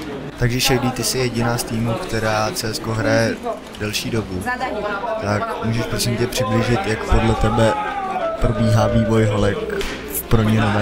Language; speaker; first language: Czech; native; Czech